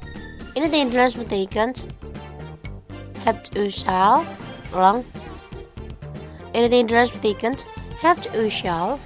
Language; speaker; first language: Dutch; non-native, learner; Indonesian